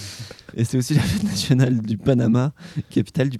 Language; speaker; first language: French; native; French